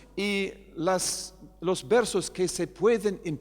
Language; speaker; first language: Spanish; non-native, fluent; English